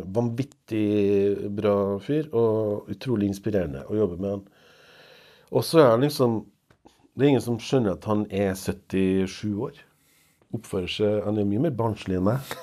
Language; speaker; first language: Norwegian; non-native, fluent; Serbian